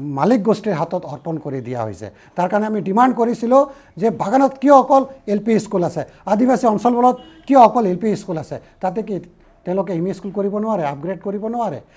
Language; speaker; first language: Assamese; non-native, local second language; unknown